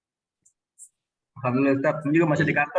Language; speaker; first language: Indonesian; native; Indonesian